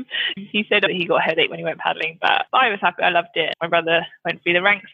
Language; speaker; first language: English; native; English